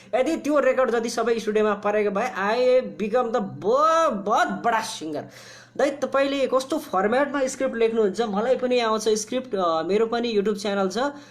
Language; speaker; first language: Nepali; native; Nepali